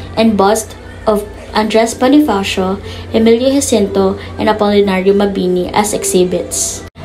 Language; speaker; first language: English; non-native, local second language; Filipino